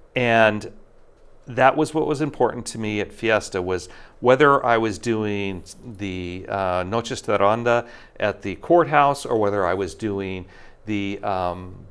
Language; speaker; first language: English; native; English